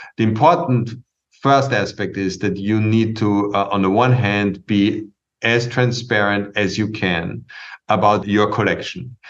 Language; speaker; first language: English; non-native, fluent; German